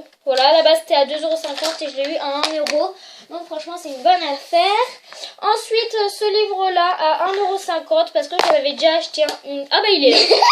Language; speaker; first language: French; native; French